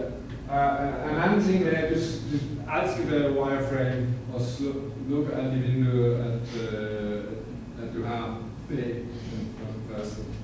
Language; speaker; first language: Danish; non-native, fluent; English